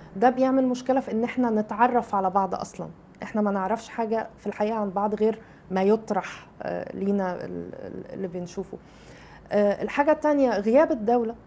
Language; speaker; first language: Arabic; native; Arabic